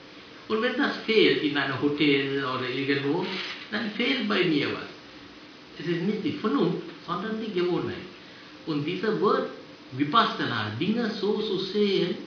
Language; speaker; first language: German; non-native, fluent; Sinhala